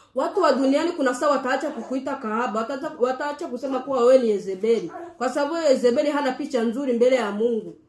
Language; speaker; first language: Swahili; native; Swahili